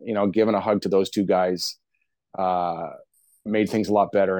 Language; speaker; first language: English; native; English